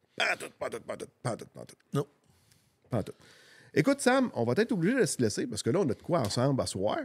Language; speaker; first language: French; native; French